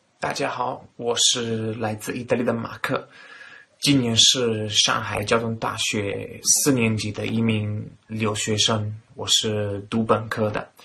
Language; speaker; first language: Chinese; non-native, fluent; Italian